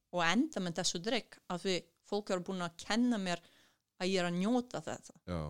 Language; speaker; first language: Icelandic; non-native, fluent; Serbian